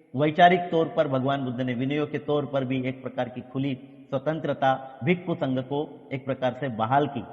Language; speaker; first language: Hindi; non-native, local second language; Marathi